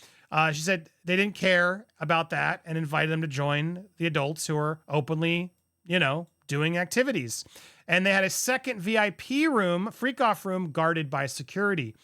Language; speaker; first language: English; native; English